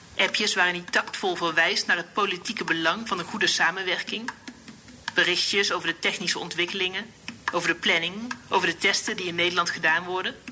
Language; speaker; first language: Dutch; native; Dutch